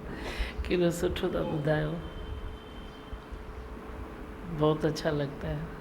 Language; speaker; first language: Hindi; non-native, local second language; Sindhi